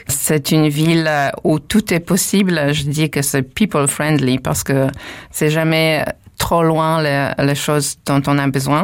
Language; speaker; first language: French; non-native, fluent; Polish